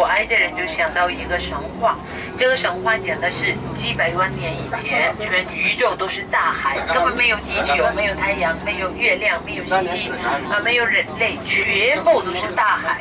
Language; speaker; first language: Chinese; non-native, fluent; Arabic